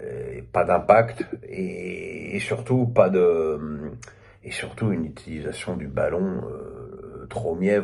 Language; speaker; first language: French; native; French